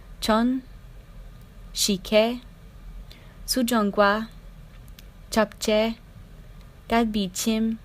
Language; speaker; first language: Korean; non-native, learner; English